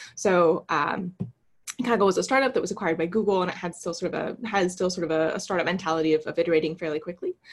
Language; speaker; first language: English; native; English